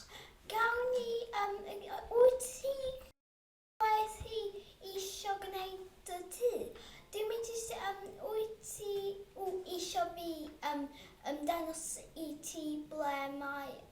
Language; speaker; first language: Welsh; non-native, local second language; English